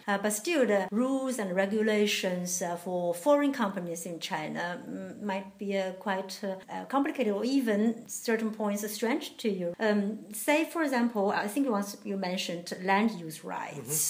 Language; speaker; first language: English; non-native, fluent; Chinese